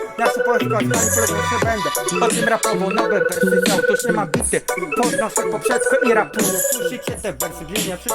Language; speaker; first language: Polish; native; Polish